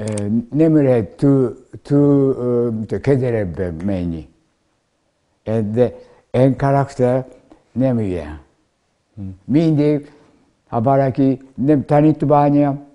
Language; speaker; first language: Hungarian; non-native, learner; Japanese